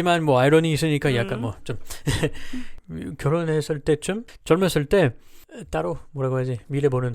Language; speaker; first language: Korean; non-native, learner; French